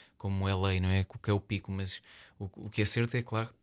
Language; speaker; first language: Portuguese; native; Portuguese